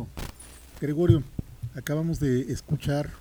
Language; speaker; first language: Spanish; native; Spanish